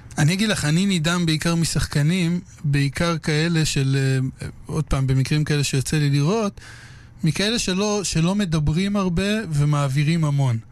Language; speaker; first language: Hebrew; native; Hebrew